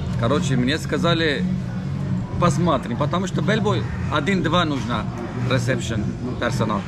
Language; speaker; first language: Russian; non-native, learner; Turkish